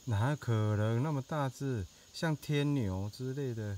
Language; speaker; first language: Chinese; native; Chinese